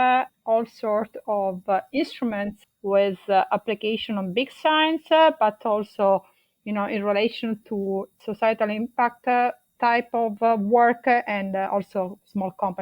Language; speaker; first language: English; non-native, fluent; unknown